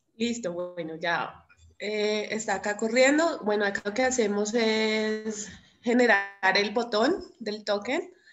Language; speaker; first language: Spanish; native; Spanish